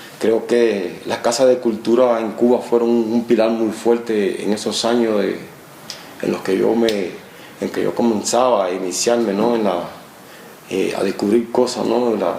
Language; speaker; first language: Spanish; native; Spanish